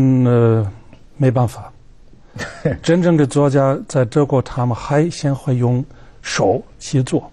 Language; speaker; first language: Chinese; non-native, fluent; German